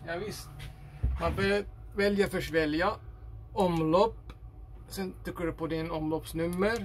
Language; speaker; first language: Swedish; non-native, fluent; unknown